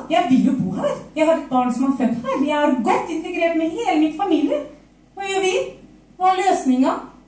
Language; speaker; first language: Norwegian; non-native, fluent; Romanian